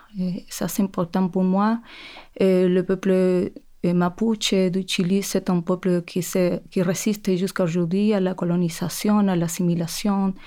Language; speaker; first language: French; non-native, fluent; Spanish